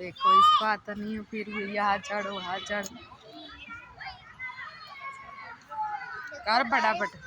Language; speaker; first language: Hindi; non-native, local second language; Gujarati